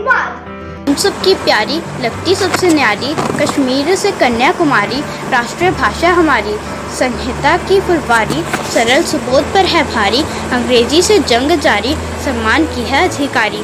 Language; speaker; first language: Hindi; native; Hindi